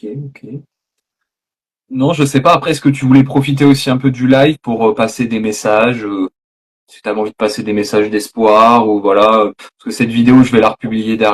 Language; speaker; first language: French; native; French